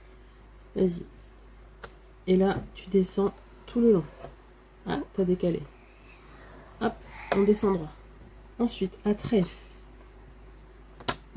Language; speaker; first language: French; native; French